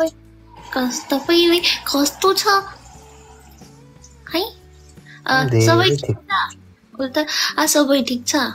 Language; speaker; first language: Nepali; non-native, learner; Hindi